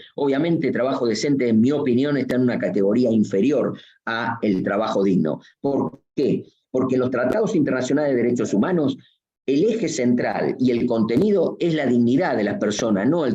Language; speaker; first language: Spanish; native; Spanish